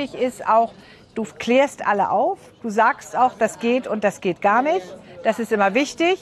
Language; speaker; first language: German; native; German